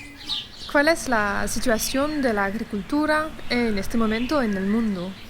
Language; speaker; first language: Spanish; non-native, fluent; French